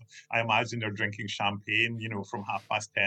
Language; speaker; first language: English; native; English